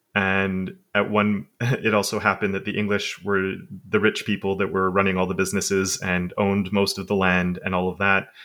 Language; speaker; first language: English; native; English